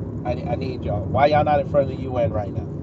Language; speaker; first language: English; native; English